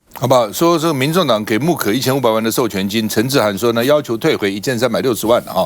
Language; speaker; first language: Chinese; native; Chinese